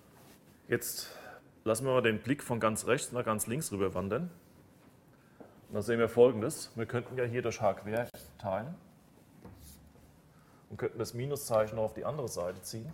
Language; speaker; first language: German; native; German